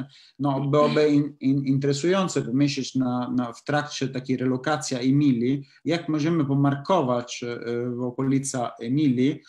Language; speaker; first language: Polish; non-native, learner; Italian